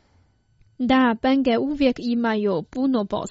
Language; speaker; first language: Croatian; non-native, fluent; Chinese